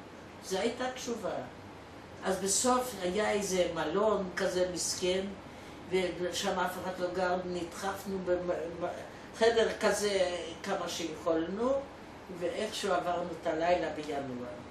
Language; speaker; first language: Hebrew; non-native, fluent; Polish